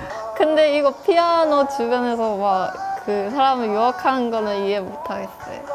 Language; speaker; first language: Korean; non-native, fluent; Chinese